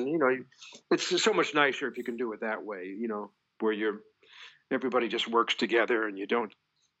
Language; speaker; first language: English; native; English